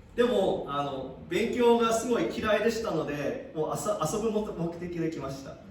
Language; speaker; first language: Japanese; early bilingual, heritage; Japanese